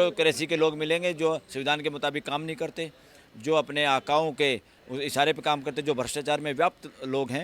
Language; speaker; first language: Hindi; native; Hindi